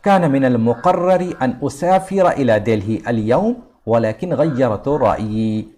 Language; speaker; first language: Arabic; non-native, fluent; Urdu